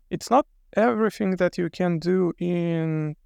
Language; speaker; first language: English; non-native, fluent; Lithuanian